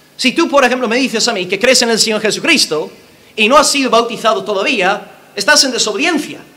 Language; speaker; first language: Spanish; non-native, fluent; English